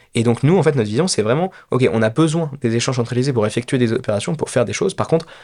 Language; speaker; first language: French; native; French